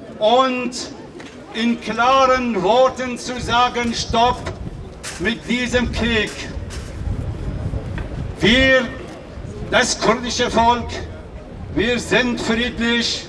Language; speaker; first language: German; non-native, fluent; Kurdish